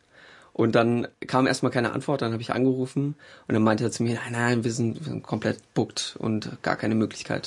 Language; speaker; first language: German; native; German